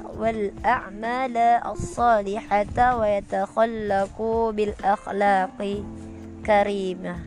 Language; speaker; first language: Arabic; non-native, learner; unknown